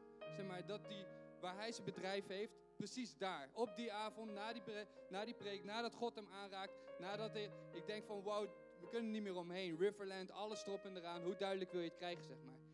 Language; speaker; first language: Dutch; native; Dutch